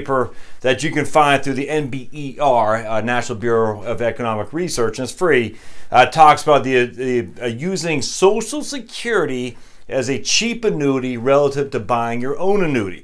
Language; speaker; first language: English; native; English